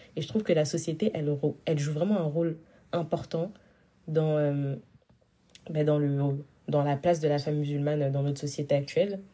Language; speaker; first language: French; early bilingual, other home language; Wolof